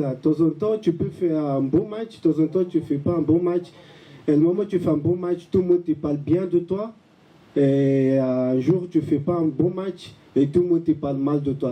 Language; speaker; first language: French; non-native, learner; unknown